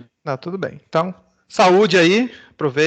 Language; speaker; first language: Portuguese; native; Portuguese